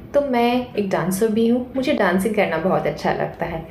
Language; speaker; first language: Hindi; non-native, local second language; Bangla